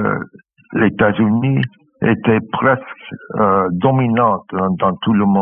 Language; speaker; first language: French; non-native, fluent; English